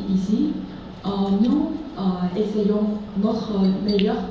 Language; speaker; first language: French; non-native, learner; Vietnamese